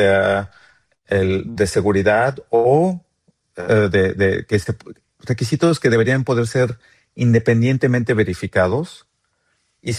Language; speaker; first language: Spanish; native; Spanish